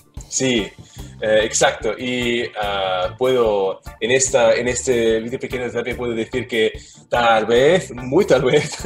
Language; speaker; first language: Spanish; non-native, learner; German